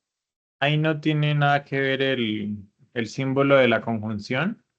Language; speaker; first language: Spanish; native; Spanish